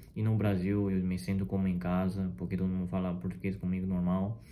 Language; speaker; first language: Portuguese; non-native, fluent; Chinese